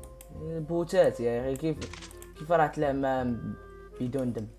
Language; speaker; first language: Arabic; native; Arabic